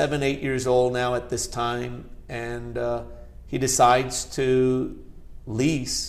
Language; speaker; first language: English; early bilingual, other home language; Gujarati